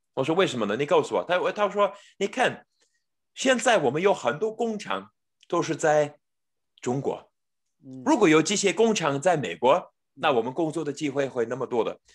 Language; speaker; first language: Chinese; non-native, fluent; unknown